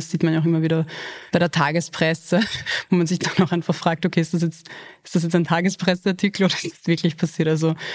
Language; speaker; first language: German; early bilingual, other home language; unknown